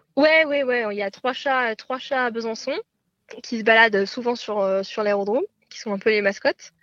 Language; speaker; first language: French; native; French